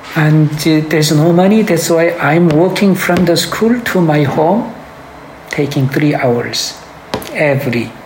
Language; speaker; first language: English; early bilingual, other home language; Korean